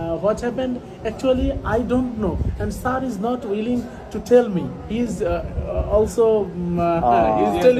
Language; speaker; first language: English; non-native, fluent; Bangla